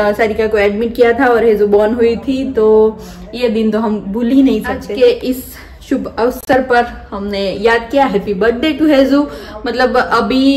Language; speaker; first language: Hindi; non-native, local second language; Gujarati